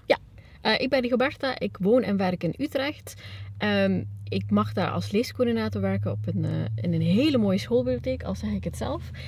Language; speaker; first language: Dutch; early bilingual, other home language; Spanish